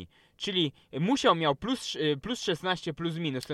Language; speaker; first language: Polish; native; Polish